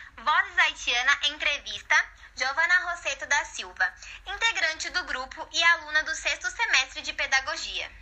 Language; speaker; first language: Portuguese; native; Portuguese